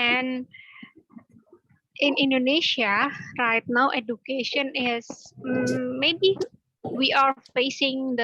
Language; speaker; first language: English; non-native, learner; Indonesian